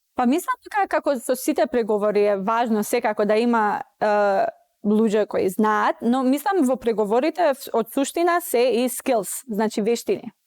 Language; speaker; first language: Macedonian; non-native, local second language; Albanian